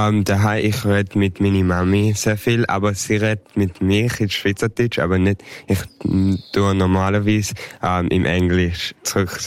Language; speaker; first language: German; early bilingual, heritage; English